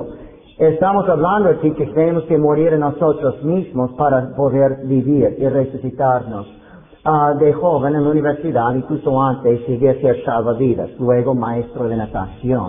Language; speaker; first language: Spanish; non-native, fluent; English